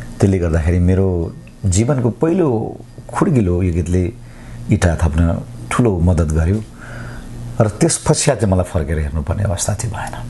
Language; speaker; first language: Nepali; native; Nepali